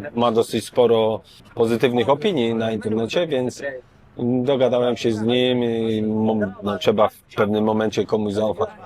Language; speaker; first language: Polish; native; Polish